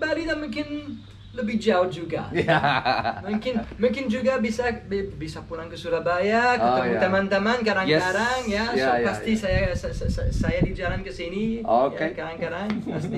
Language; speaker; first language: Indonesian; non-native, learner; English